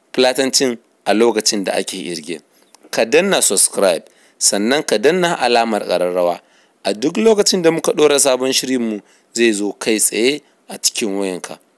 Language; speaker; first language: Hausa; non-native, local second language; Fula